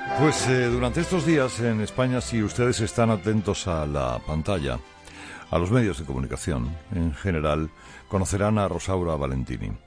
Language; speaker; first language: Spanish; native; Spanish